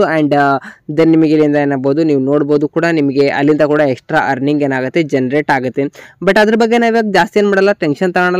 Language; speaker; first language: Kannada; native; Kannada